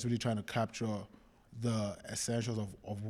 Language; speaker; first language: English; non-native, local second language; Yoruba